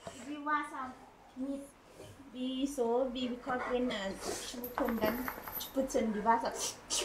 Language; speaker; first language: German; non-native, learner; Thai